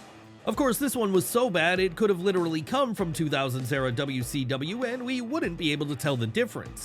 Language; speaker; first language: English; native; English